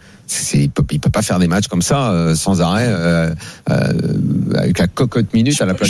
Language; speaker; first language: French; native; French